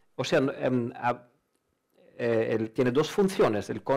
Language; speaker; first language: Spanish; non-native, fluent; German